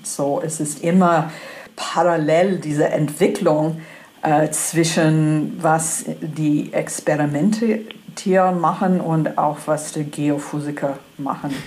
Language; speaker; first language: German; non-native, fluent; English